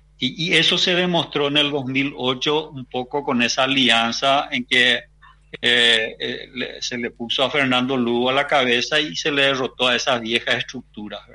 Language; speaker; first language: Spanish; native; Spanish